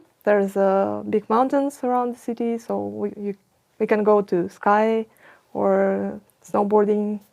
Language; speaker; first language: English; non-native, fluent; Russian